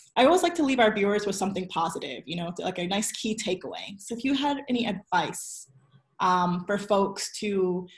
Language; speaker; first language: English; native; English